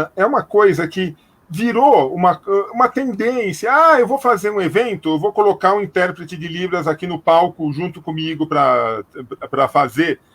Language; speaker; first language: Portuguese; native; Portuguese